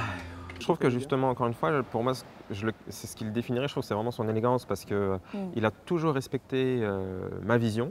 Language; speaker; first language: French; native; French